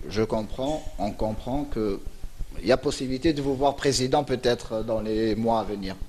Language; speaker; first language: French; non-native, local second language; Arabic